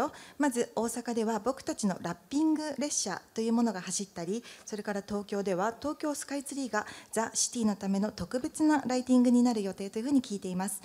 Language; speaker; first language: Japanese; native; Japanese